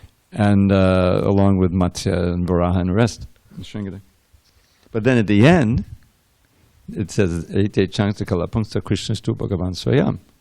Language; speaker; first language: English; native; English